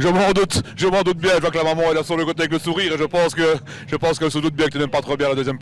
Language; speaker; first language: French; native; French